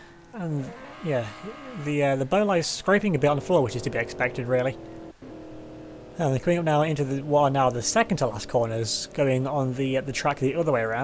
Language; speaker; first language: English; native; English